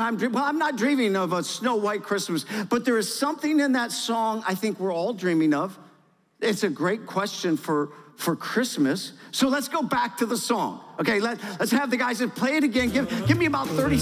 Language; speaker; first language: English; native; English